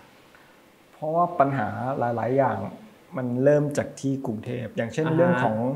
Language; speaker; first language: Thai; native; Thai